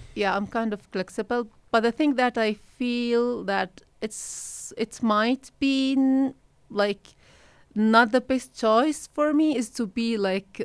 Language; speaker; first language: English; non-native, fluent; Arabic